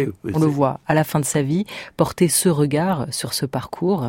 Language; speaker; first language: French; native; French